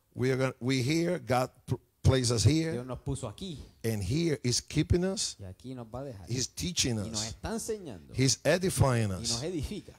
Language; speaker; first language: English; non-native, fluent; Spanish